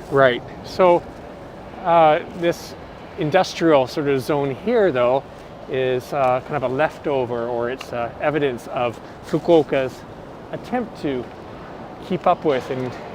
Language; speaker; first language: English; non-native, fluent; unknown